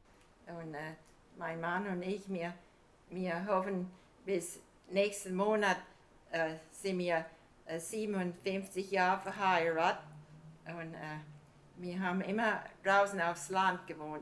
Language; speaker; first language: German; early bilingual, heritage; German